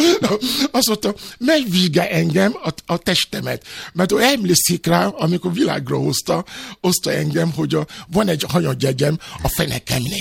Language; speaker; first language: Hungarian; non-native, fluent; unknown